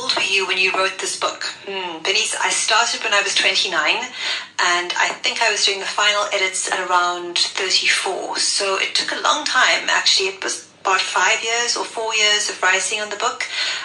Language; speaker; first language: English; native; English